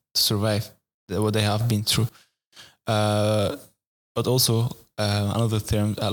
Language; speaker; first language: English; non-native, fluent; Arabic